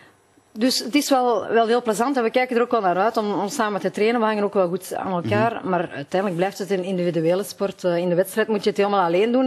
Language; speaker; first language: Dutch; native; Dutch